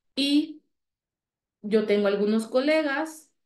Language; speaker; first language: Spanish; native; Spanish